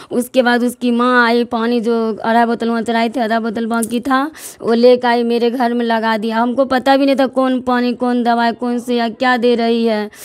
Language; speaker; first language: Hindi; native; Hindi